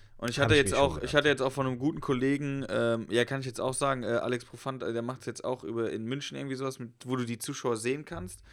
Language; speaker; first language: German; native; German